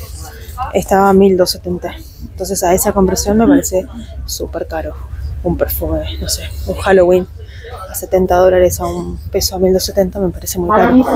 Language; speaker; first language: Spanish; native; Spanish